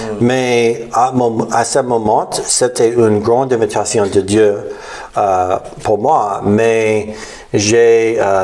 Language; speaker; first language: French; non-native, learner; English